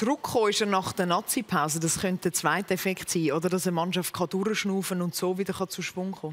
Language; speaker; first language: German; native; German